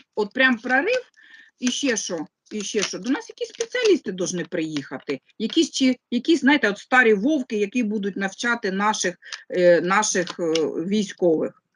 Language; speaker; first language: Ukrainian; non-native, local second language; Russian